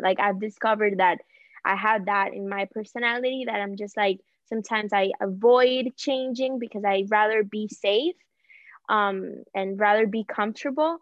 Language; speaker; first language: English; non-native, fluent; Spanish